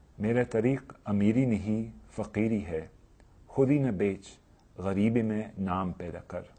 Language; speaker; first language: Urdu; non-native, fluent; English